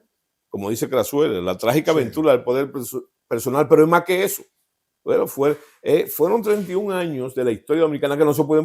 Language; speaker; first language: Spanish; native; Spanish